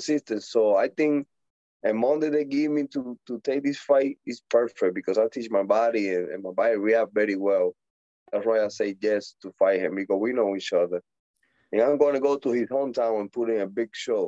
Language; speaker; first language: English; non-native, learner; Spanish